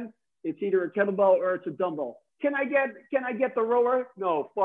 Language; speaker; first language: English; non-native, fluent; Dutch